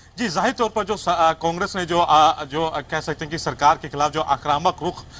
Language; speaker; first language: Hindi; native; Hindi